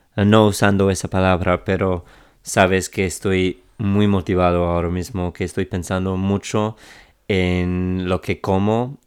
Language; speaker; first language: Spanish; non-native, fluent; English